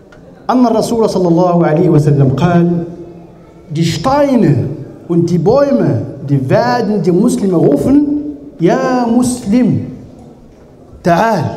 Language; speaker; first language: German; non-native, learner; Arabic